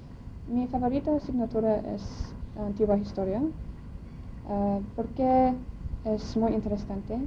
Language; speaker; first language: Spanish; non-native, learner; English